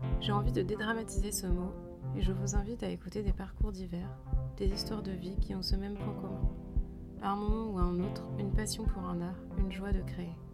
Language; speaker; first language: French; native; French